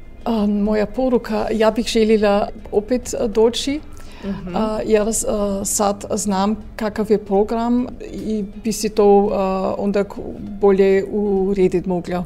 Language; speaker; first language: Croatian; early bilingual, heritage; Croatian